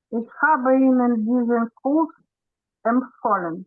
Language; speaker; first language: German; non-native, learner; Ukrainian